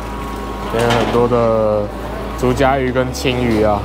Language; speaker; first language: Chinese; native; Chinese